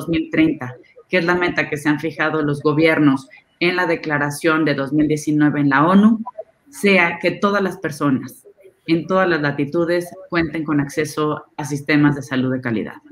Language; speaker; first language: Spanish; native; Spanish